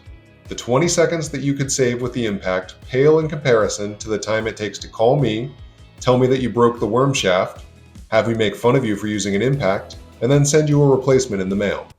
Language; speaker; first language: English; native; English